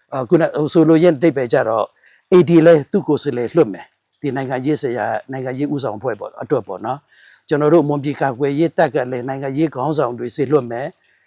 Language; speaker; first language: Burmese; non-native, local second language; Mon